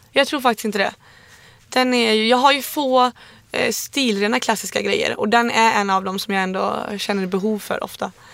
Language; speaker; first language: Swedish; native; Swedish